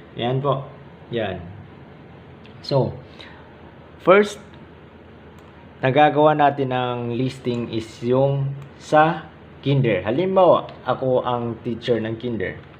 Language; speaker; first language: Filipino; non-native, local second language; Maranao